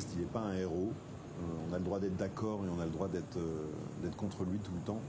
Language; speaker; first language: French; native; French